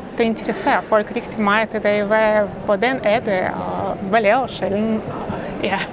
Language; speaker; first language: Danish; non-native, fluent; Russian